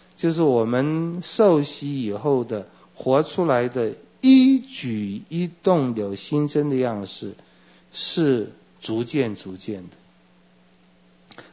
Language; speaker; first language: Chinese; native; Chinese